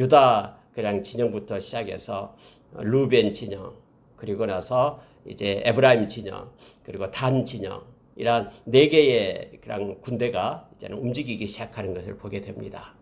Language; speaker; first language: Korean; native; Korean